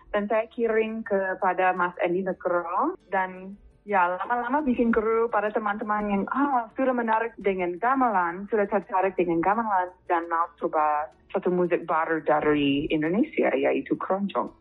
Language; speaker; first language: Indonesian; non-native, fluent; English